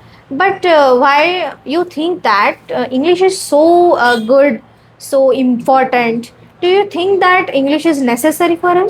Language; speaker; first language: English; non-native, learner; Marathi